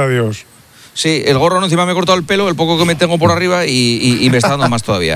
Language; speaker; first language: Spanish; native; Spanish